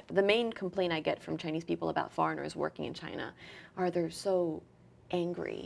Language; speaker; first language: English; early bilingual, other home language; French